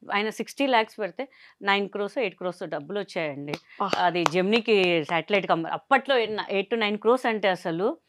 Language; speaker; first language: Telugu; non-native, local second language; Hindi